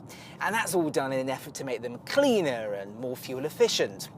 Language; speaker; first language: English; native; English